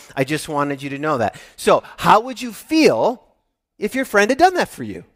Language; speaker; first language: English; native; English